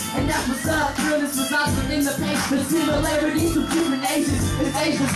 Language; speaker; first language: English; native; English